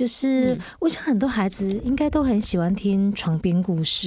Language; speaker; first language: Chinese; native; Chinese